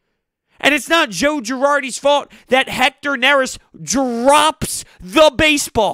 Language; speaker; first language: English; native; English